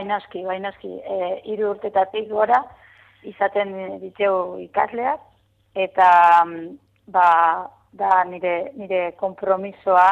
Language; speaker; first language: Basque; non-native, fluent; Spanish